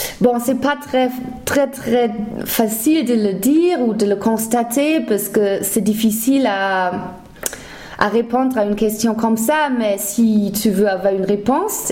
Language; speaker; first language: French; non-native, fluent; German